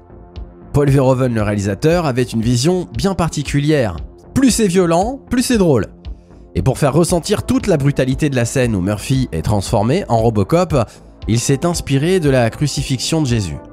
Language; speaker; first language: French; native; French